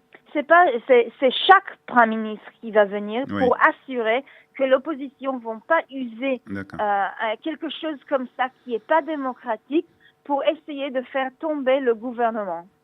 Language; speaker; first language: French; non-native, learner; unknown